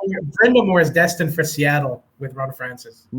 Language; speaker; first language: English; native; English